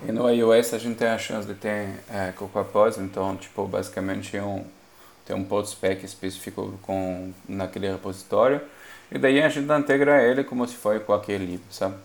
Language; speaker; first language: Portuguese; non-native, fluent; French